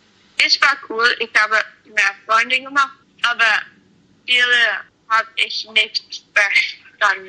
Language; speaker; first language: German; non-native, learner; English